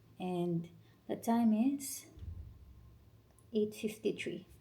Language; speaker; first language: English; non-native, local second language; Filipino